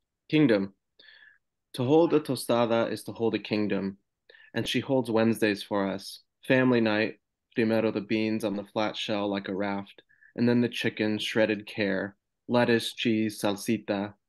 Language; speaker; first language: English; native; English